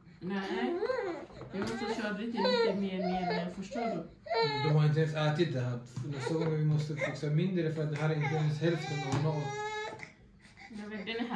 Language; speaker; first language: Swedish; early bilingual, other home language; Turkish